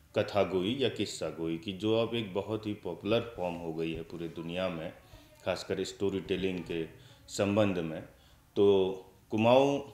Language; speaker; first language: Hindi; native; Hindi